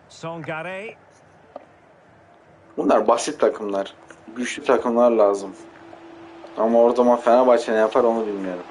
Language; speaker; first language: Turkish; native; Turkish